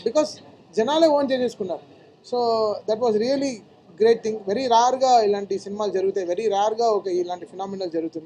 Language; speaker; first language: Telugu; native; Telugu